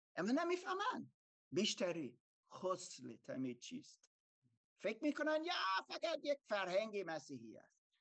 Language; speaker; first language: Persian; non-native, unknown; German